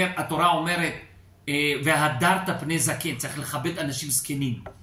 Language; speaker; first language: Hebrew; non-native, fluent; Russian